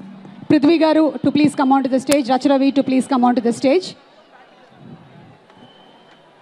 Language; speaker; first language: Telugu; native; Telugu